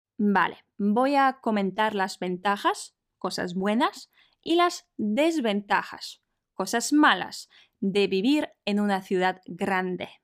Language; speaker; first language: Spanish; non-native, fluent; Polish